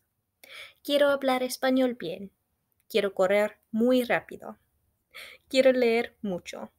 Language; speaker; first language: Spanish; non-native, fluent; English